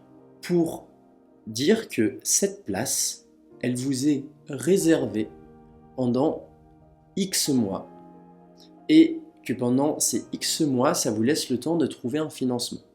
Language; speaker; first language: French; native; French